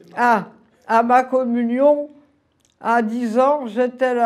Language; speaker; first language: French; native; French